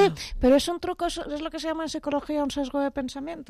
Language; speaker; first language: Spanish; native; Spanish